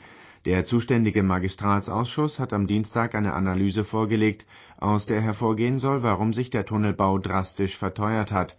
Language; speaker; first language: German; native; German